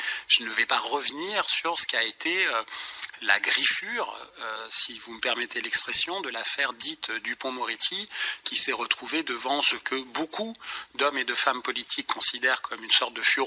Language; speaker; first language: French; native; French